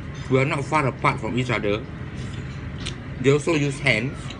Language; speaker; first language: English; non-native, local second language; Malay